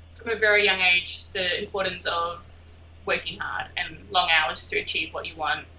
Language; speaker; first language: English; native; English